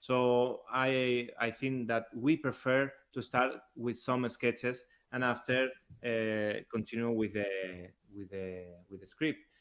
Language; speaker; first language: English; non-native, learner; Spanish